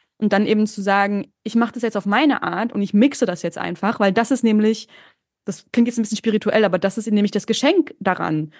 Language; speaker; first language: German; native; German